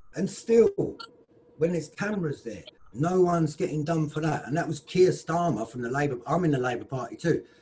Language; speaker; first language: English; native; English